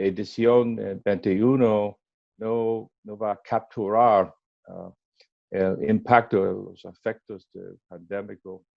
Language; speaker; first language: Spanish; non-native, learner; English